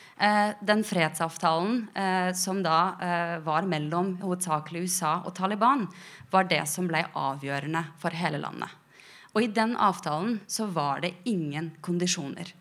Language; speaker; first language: Norwegian; early bilingual, other home language; Persian